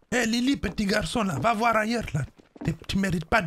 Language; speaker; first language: French; native; French